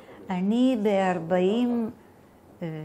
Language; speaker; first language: Hebrew; non-native, fluent; Bulgarian